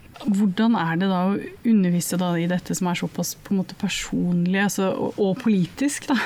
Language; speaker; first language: Norwegian; native; Norwegian